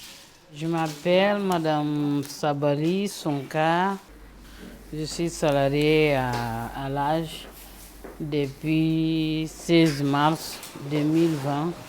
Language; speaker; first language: French; non-native, learner; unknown